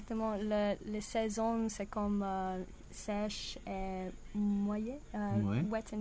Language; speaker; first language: French; non-native, learner; English